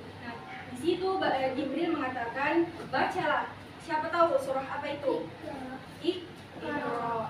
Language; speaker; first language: Indonesian; native; Indonesian